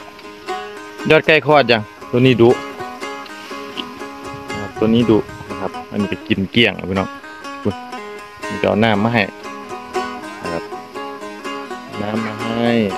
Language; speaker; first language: Thai; non-native, local second language; Northeastern Thai